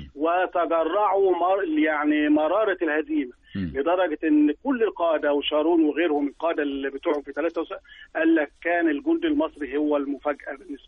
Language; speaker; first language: Arabic; native; Arabic